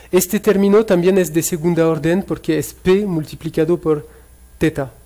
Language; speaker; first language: Spanish; non-native, fluent; French